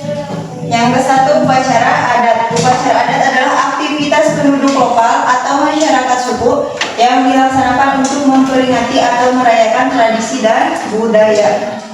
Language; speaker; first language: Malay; non-native, local second language; Sundanese